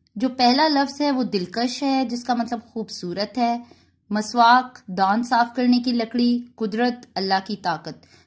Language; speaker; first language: Urdu; non-native, local second language; Punjabi